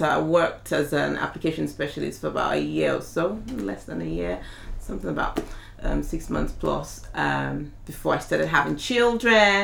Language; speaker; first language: English; non-native, local second language; Yoruba